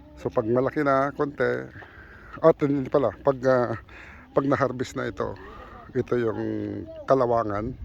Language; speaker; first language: Filipino; non-native, local second language; Iloko